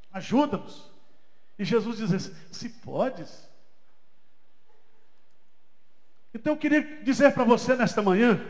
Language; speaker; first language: Portuguese; native; Portuguese